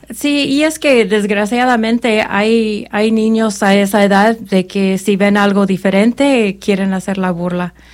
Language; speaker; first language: Spanish; early bilingual, other home language; English